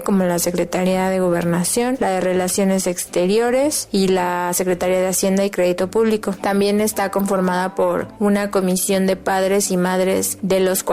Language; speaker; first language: Spanish; native; Spanish